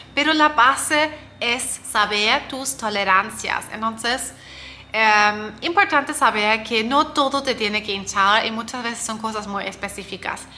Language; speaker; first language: Spanish; non-native, fluent; German